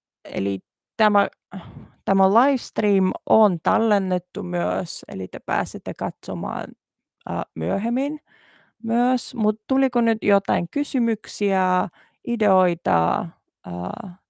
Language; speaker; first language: Finnish; non-native, learner; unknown